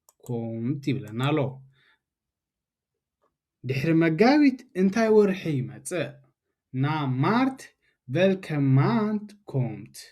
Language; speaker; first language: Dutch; non-native, fluent; Tigrinya